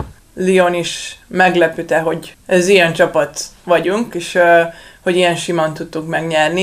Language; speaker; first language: Hungarian; non-native, learner; Serbian